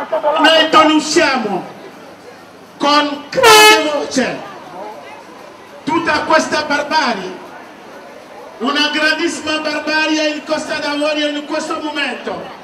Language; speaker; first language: Italian; non-native, fluent; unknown